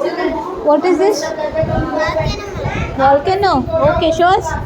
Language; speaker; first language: English; non-native, local second language; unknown